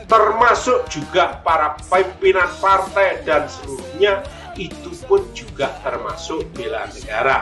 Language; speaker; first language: Indonesian; native; Indonesian